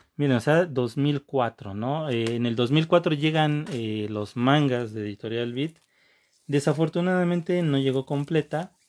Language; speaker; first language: Spanish; native; Spanish